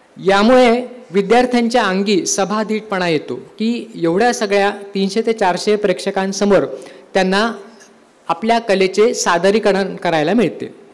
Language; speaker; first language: Marathi; native; Marathi